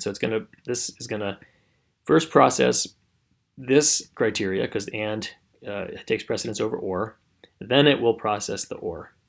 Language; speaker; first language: English; native; English